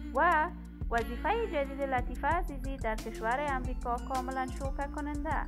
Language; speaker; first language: Persian; native; Persian